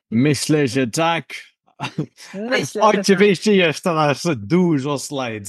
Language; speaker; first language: Polish; non-native, learner; English